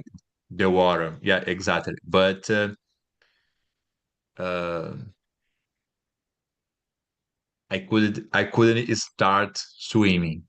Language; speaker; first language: English; non-native, learner; Portuguese